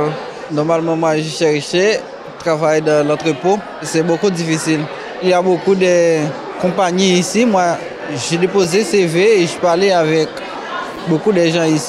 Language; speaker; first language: French; non-native, learner; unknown